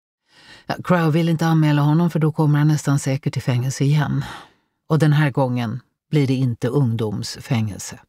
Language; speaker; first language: Swedish; native; Swedish